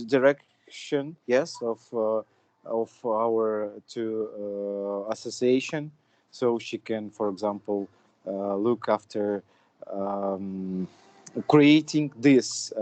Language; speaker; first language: English; non-native, fluent; Russian